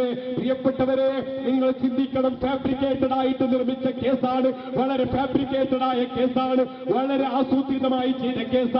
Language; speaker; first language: Malayalam; native; Malayalam